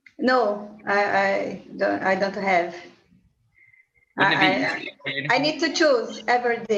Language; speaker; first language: English; non-native, learner; Portuguese